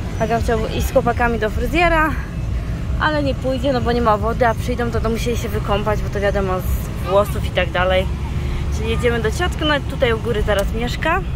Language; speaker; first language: Polish; early bilingual, heritage; Polish